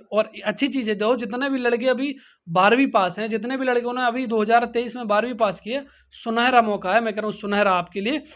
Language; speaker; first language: Hindi; native; Hindi